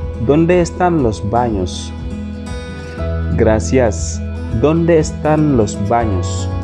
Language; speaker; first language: Spanish; non-native, fluent; Wolof